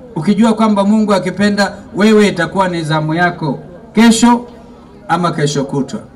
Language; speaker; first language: Swahili; native; Swahili